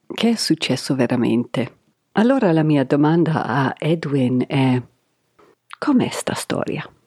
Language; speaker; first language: Italian; non-native, fluent; English